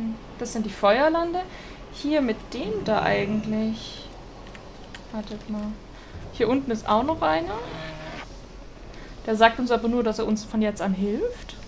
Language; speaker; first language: German; native; German